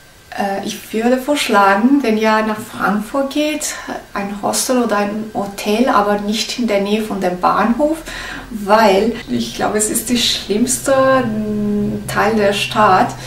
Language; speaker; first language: German; non-native, learner; Italian